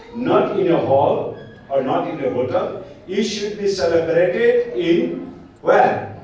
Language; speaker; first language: English; non-native, local second language; Nepali